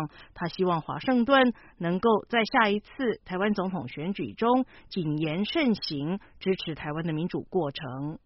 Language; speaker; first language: Chinese; native; Chinese